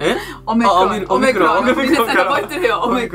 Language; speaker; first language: Japanese; native; Japanese